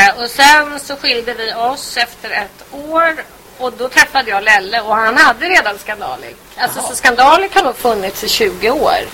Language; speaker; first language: Swedish; native; Swedish